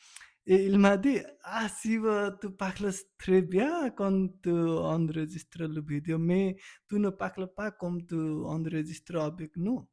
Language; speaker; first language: French; non-native, learner; Nepali